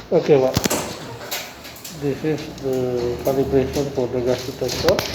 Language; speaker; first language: English; non-native, learner; Indonesian